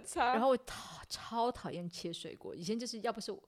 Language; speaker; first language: Chinese; native; Chinese